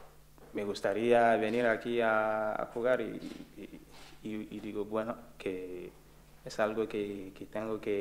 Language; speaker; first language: Spanish; non-native, learner; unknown